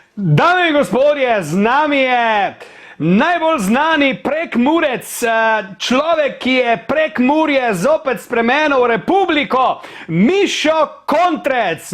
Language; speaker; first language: Slovenian; native; Slovenian